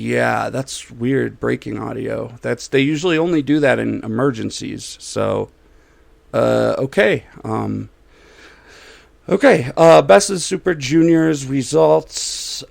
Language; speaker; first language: English; native; English